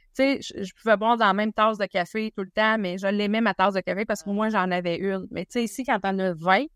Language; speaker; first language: French; native; French